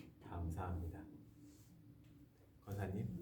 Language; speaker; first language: Korean; native; Korean